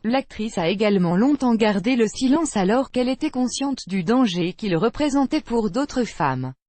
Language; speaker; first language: French; native; French